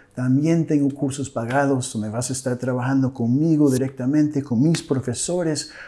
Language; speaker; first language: Spanish; non-native, fluent; English